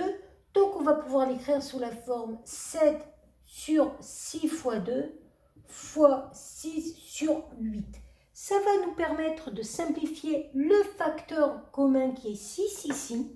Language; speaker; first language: French; native; French